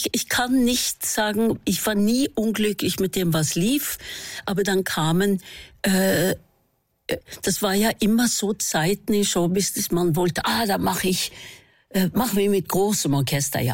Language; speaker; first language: German; non-native, fluent; Norwegian